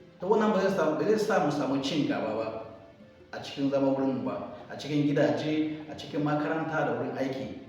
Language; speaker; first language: Hausa; non-native, local second language; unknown